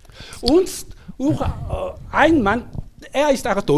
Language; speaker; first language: German; non-native, learner; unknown